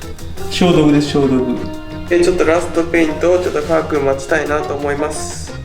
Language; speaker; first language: Japanese; native; Japanese